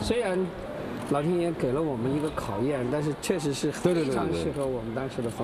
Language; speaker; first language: Chinese; native; Chinese